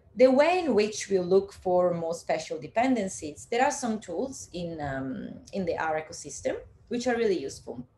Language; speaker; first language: English; non-native, fluent; Italian